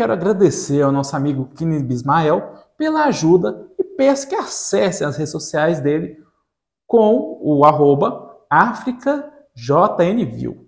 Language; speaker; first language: Portuguese; native; Portuguese